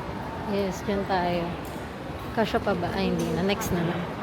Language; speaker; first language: Filipino; native; Filipino